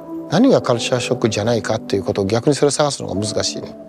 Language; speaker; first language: Japanese; non-native, fluent; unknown